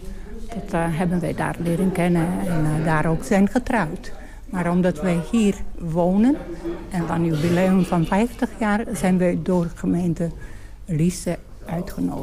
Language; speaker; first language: Dutch; non-native, learner; Bosnian